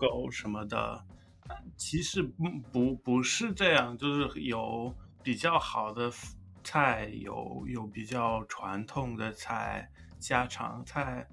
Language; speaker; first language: Chinese; non-native, learner; English